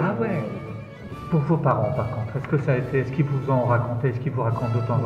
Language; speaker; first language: French; native; French